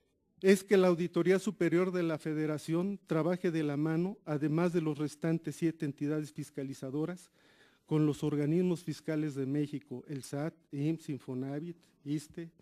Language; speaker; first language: Spanish; native; Spanish